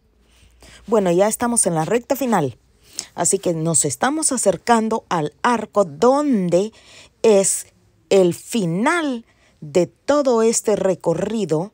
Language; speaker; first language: Spanish; native; Spanish